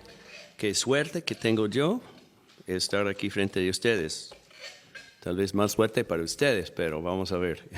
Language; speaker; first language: Spanish; non-native, fluent; English